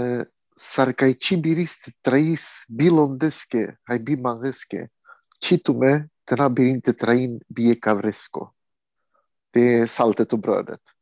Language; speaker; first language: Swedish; early bilingual, other home language; Romany